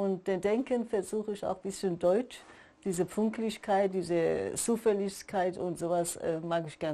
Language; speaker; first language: German; non-native, learner; Persian